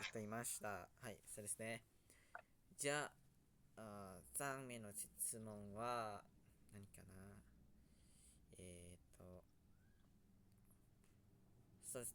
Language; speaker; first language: Japanese; non-native, learner; Indonesian